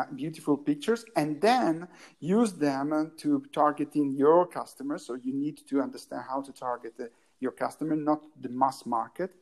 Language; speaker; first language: English; non-native, learner; Italian